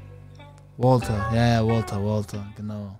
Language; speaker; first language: German; native; German